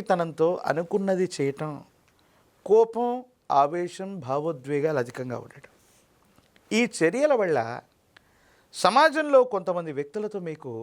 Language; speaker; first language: Telugu; native; Telugu